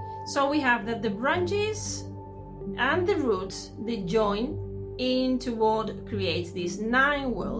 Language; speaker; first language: English; non-native, fluent; Spanish